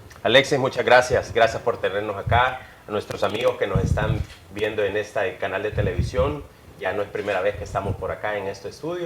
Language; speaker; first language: Spanish; native; Spanish